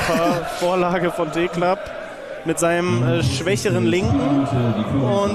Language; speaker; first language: German; native; German